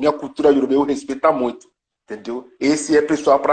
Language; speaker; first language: Portuguese; non-native, learner; Yoruba